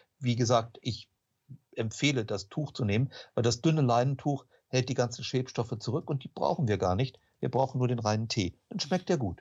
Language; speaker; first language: German; native; German